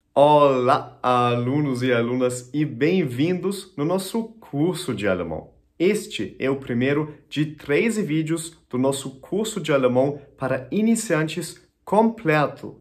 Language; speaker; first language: Portuguese; non-native, fluent; German